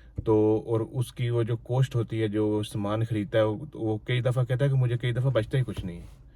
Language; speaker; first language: Urdu; non-native, local second language; Punjabi